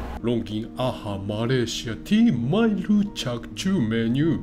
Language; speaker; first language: Thai; non-native, learner; Japanese